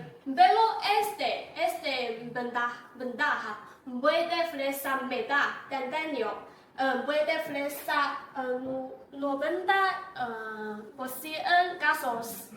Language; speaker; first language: Spanish; non-native, learner; Chinese